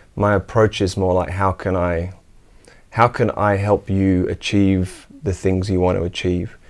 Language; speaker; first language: English; native; English